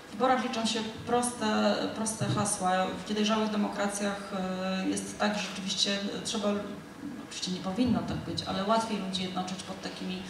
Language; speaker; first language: Polish; native; Polish